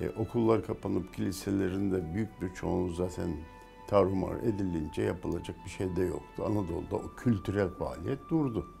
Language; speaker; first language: Turkish; native; Turkish